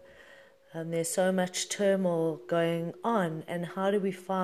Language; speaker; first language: English; native; English